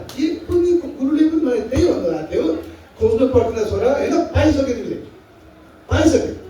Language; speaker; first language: Nepali; non-native, local second language; Tibetan